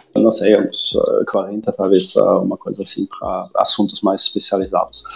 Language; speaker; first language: Portuguese; non-native, fluent; German